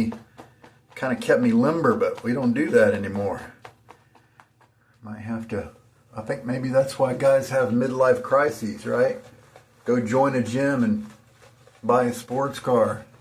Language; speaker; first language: English; native; English